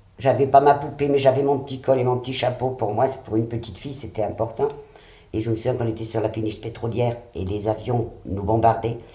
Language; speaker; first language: French; early bilingual, other home language; Catalan